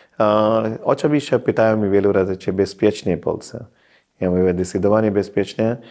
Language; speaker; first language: Polish; non-native, fluent; Hindi